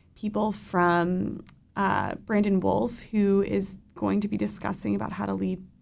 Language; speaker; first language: English; native; English